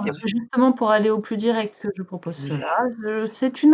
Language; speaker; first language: French; native; French